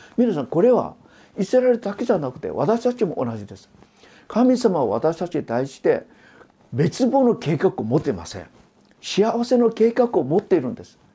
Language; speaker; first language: Japanese; non-native, fluent; Korean